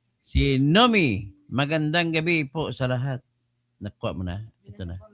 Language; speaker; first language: Filipino; native; Filipino